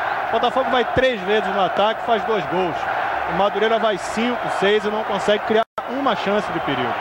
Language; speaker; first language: Portuguese; native; Portuguese